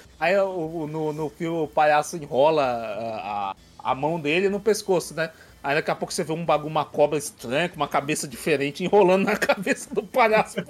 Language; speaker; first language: Portuguese; native; Portuguese